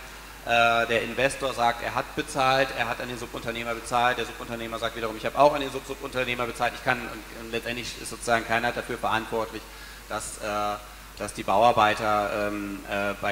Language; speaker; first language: German; native; German